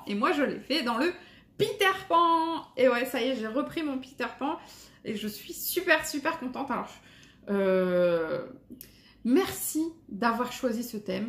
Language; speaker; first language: French; native; French